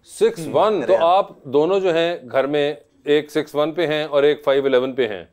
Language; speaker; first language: Urdu; non-native, local second language; Punjabi